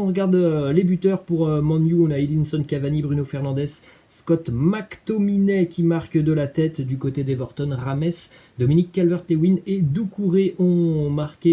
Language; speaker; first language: French; native; French